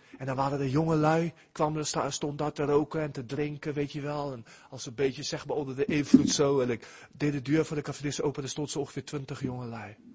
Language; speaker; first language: Dutch; early bilingual, heritage; Dutch